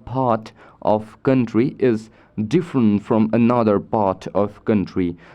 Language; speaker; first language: English; non-native, local second language; Nepali